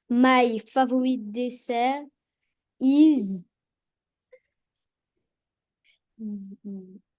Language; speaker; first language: English; non-native, learner; French